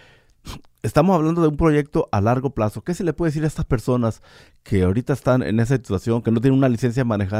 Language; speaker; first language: Spanish; native; Spanish